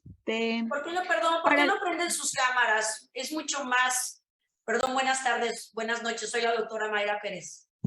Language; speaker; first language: Spanish; native; Spanish